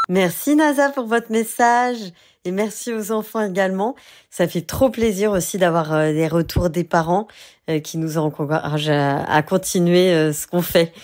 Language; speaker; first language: French; native; French